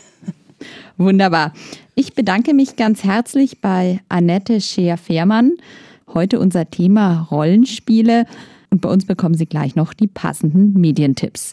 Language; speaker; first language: German; native; German